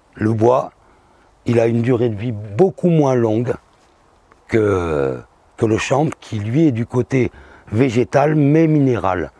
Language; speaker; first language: French; native; French